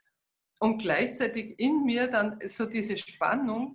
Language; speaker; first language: German; native; German